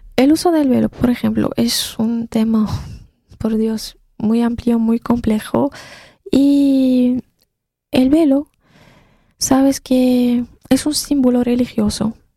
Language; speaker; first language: Spanish; non-native, fluent; Arabic